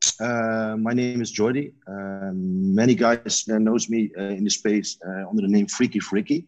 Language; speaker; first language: English; non-native, learner; Dutch